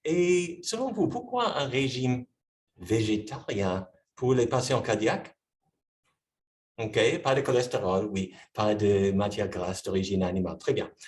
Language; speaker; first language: French; non-native, fluent; English